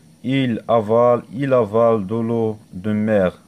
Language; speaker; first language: French; non-native, local second language; Arabic